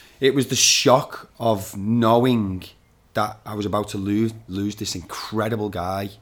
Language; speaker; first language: English; native; English